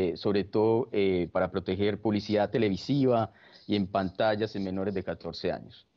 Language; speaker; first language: Spanish; native; Spanish